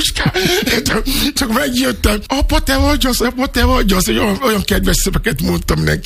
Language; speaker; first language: Hungarian; non-native, learner; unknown